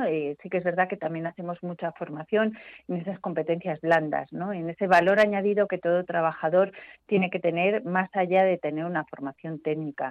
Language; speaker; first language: Spanish; native; Spanish